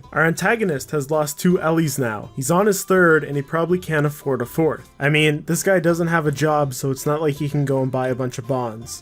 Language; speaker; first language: English; native; English